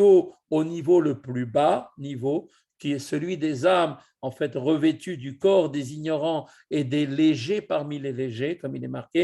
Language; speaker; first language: French; native; French